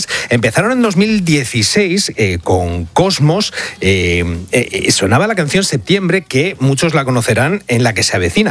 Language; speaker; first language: Spanish; native; Spanish